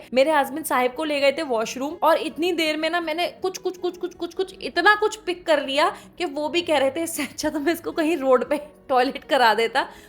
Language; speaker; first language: Hindi; native; Hindi